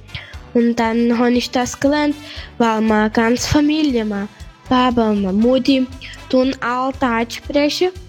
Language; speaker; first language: German; early bilingual, heritage; German